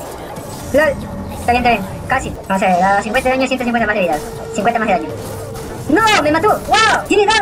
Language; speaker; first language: Spanish; native; Spanish